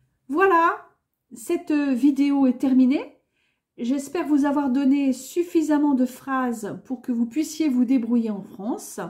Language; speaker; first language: French; native; French